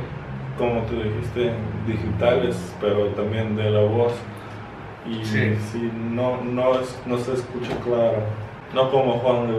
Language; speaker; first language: Spanish; non-native, fluent; Russian